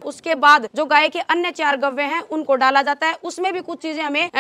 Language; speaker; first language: Hindi; native; Hindi